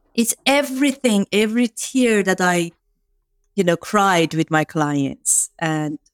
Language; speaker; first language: English; non-native, fluent; Persian